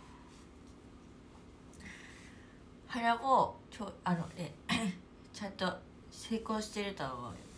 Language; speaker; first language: Japanese; native; Japanese